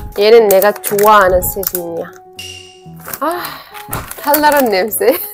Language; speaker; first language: Korean; non-native, fluent; Arabic